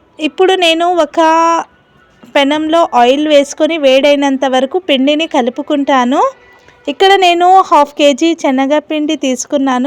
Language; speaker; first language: Telugu; non-native, local second language; Urdu